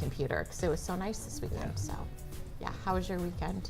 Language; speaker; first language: English; native; English